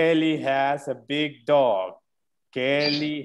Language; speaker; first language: English; non-native, fluent; Spanish